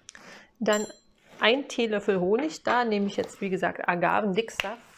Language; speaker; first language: German; native; German